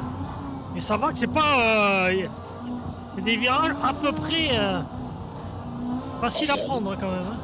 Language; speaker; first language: French; native; French